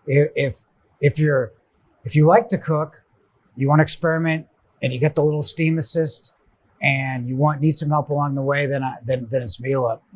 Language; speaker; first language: English; native; English